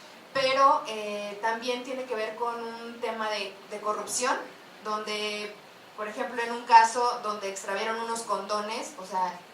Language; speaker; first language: Spanish; native; Spanish